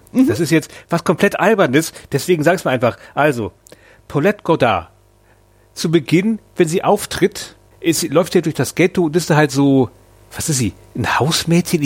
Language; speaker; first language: German; native; German